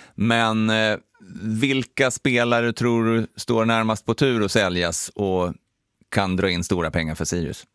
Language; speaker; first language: Swedish; native; Swedish